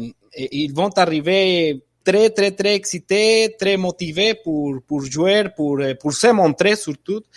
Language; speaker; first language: French; non-native, fluent; Spanish